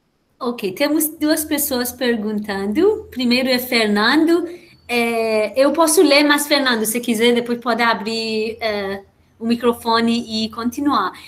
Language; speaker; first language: Portuguese; non-native, fluent; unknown